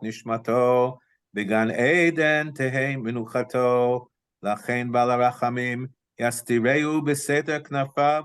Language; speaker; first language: Hebrew; non-native, fluent; English